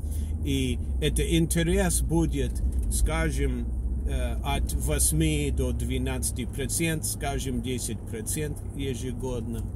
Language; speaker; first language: Russian; non-native, learner; English